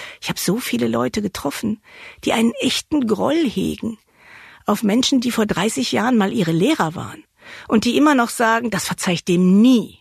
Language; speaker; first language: German; native; German